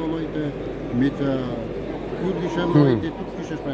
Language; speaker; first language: German; non-native, learner; Albanian